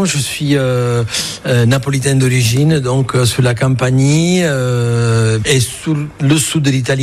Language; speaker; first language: French; non-native, fluent; Italian